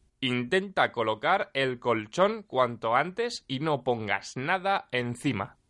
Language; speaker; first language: Spanish; native; Spanish